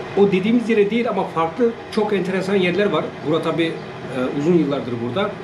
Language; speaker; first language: Turkish; native; Turkish